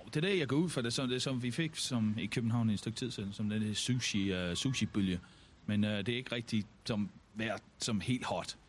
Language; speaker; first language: Danish; non-native, fluent; English